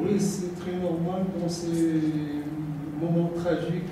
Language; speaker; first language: French; non-native, local second language; Arabic